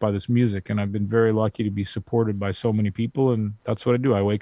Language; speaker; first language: English; native; English